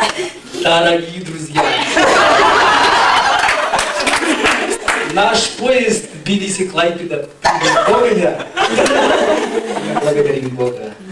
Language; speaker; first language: Russian; non-native, fluent; Georgian